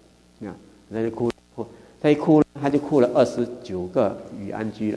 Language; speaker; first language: Chinese; native; Chinese